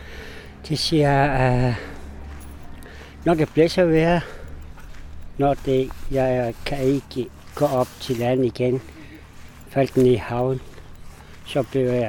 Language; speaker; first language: Danish; non-native, learner; Kalaallisut